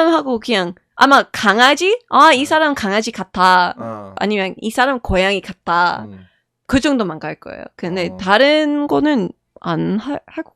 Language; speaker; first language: Korean; non-native, fluent; English